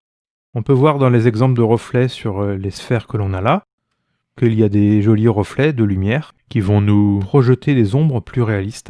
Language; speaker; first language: French; native; French